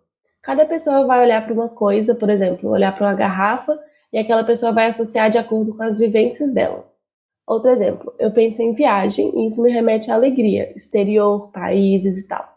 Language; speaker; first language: Portuguese; native; Portuguese